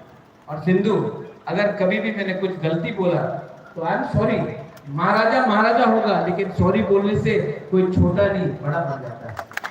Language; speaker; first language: Hindi; non-native, local second language; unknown